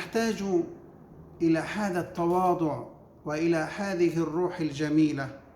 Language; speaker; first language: Arabic; native; Arabic